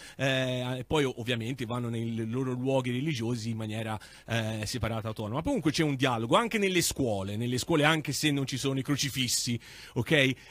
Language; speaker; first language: Italian; native; Italian